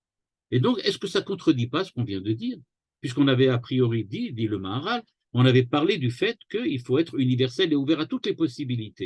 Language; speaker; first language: French; native; French